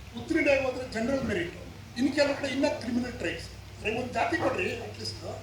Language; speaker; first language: Kannada; native; Kannada